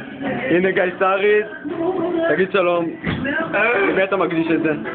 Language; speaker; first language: Hebrew; native; Hebrew